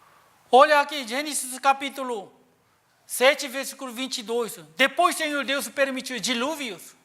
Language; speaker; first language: Portuguese; non-native, learner; Korean